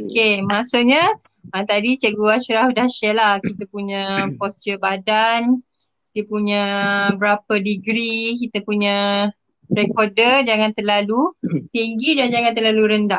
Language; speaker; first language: Malay; native; Malay